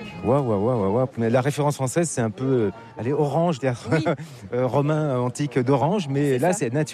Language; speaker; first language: French; native; French